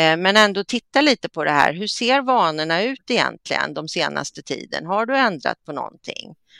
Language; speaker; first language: Swedish; native; Swedish